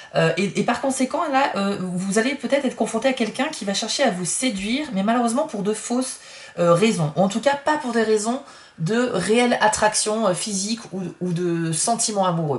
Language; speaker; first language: French; native; French